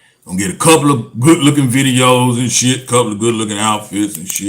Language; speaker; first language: English; native; English